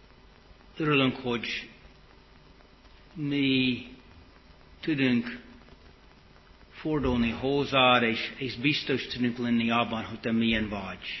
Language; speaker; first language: Hungarian; non-native, fluent; English